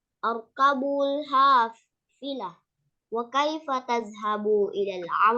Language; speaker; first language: Arabic; non-native, learner; Indonesian